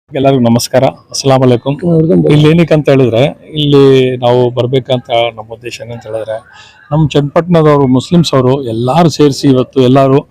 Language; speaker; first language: Kannada; non-native, local second language; Urdu